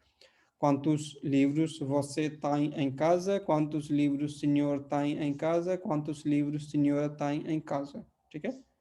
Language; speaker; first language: Portuguese; non-native, fluent; Hindi